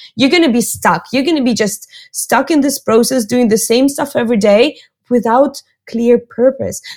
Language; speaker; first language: English; non-native, fluent; Russian